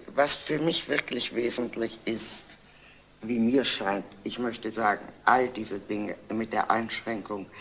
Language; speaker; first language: German; native; German